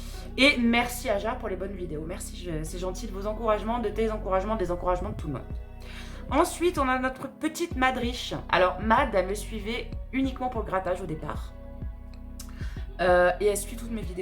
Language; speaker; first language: French; native; French